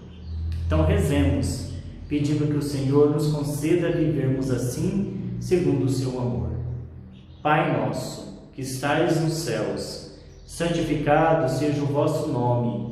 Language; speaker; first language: Portuguese; native; Portuguese